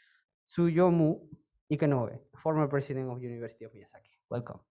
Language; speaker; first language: English; non-native, fluent; Spanish